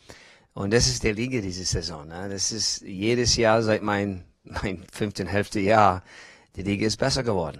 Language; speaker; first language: German; non-native, learner; English